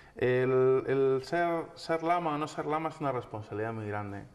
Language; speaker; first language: Spanish; native; Spanish